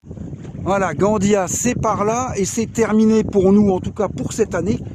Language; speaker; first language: French; native; French